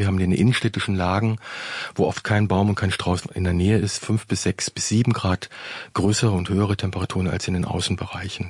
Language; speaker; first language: German; native; German